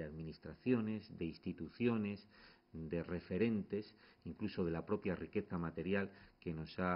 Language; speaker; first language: Spanish; native; Spanish